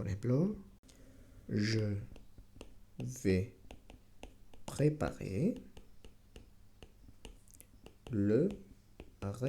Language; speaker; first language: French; non-native, fluent; Spanish